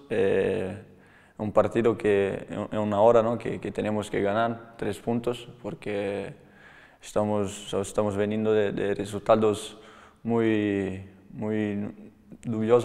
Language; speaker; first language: Spanish; non-native, learner; Portuguese